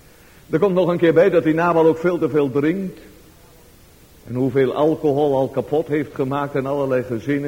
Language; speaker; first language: Dutch; native; Dutch